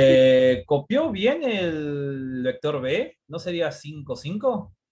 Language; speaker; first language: Spanish; native; Spanish